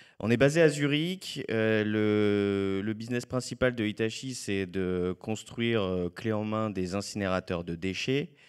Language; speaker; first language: French; native; French